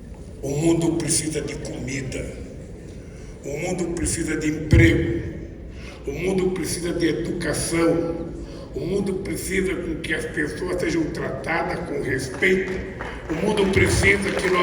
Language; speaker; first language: Portuguese; native; Portuguese